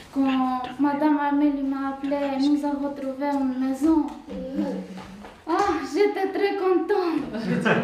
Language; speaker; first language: French; non-native, learner; Albanian